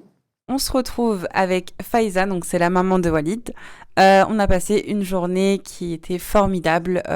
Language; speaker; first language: French; native; French